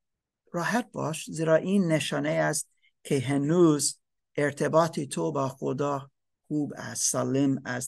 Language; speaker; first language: Persian; non-native, learner; English